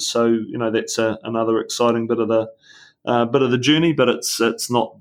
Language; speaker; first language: English; native; English